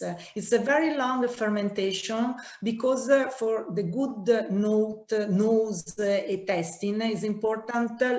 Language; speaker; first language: English; non-native, learner; Italian